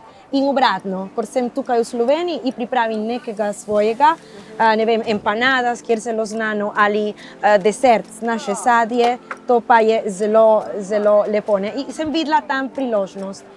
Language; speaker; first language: Slovenian; non-native, fluent; Spanish